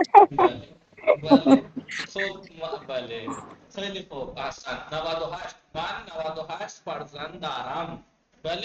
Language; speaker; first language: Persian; non-native, fluent; Urdu